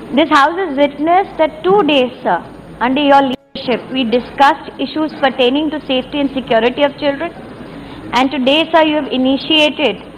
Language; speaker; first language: Hindi; native; Hindi